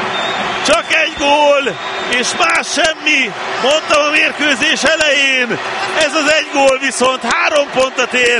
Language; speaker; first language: Hungarian; native; Hungarian